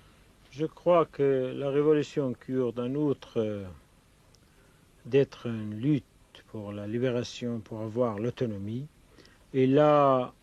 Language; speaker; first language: French; non-native, fluent; Kurdish